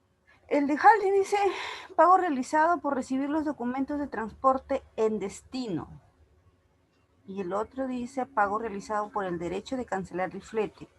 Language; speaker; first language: Spanish; native; Spanish